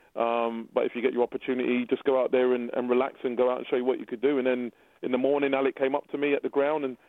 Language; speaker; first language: English; native; English